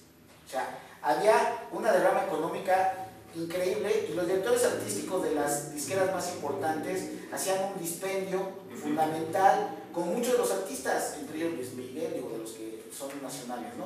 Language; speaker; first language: Spanish; native; Spanish